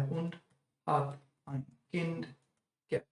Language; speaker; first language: German; non-native, fluent; English